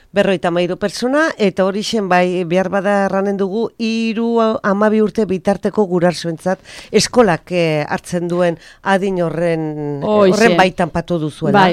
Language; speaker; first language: Basque; native; Basque